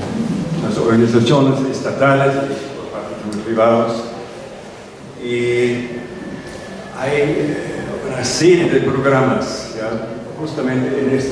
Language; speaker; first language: Spanish; non-native, fluent; German